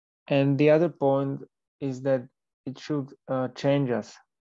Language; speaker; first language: English; non-native, fluent; Slovak